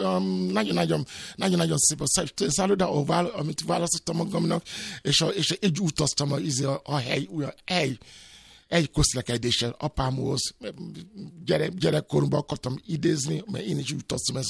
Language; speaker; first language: Hungarian; non-native, fluent; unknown